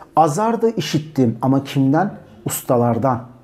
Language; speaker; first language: Turkish; native; Turkish